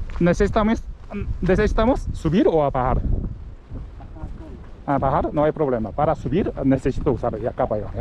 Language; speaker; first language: Spanish; non-native, learner; Korean